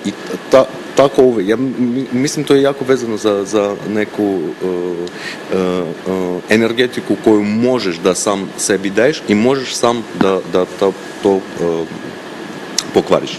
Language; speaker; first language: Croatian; non-native, fluent; Armenian